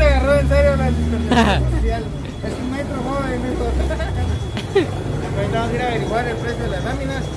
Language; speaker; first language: Spanish; native; Spanish